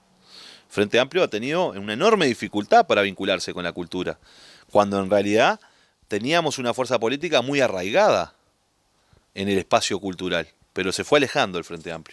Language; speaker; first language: Spanish; native; Spanish